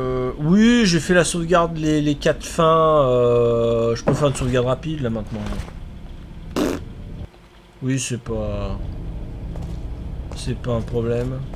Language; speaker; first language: French; native; French